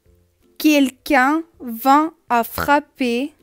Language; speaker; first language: French; non-native, fluent; Russian